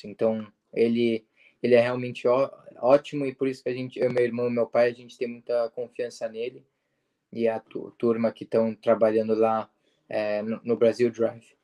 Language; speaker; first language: Portuguese; early bilingual, heritage; Portuguese